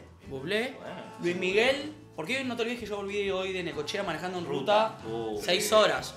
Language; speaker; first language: Spanish; native; Spanish